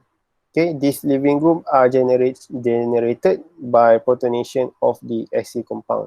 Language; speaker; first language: English; non-native, local second language; Malay